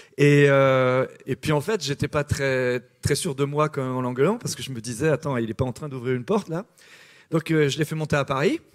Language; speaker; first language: French; native; French